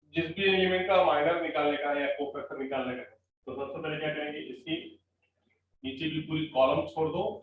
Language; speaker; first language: Hindi; non-native, local second language; Marathi